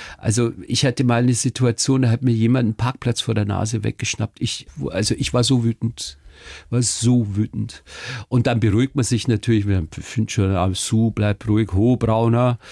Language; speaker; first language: German; early bilingual, other home language; Turkish